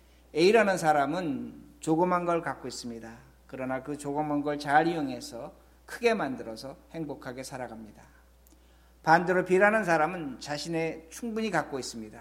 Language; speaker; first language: Korean; native; Korean